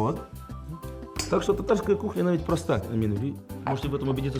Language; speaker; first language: Russian; native; Russian